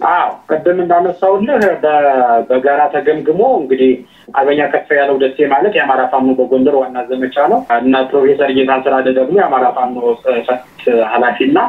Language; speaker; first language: Amharic; native; Amharic